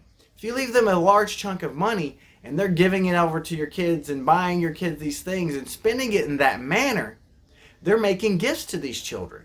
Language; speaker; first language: English; native; English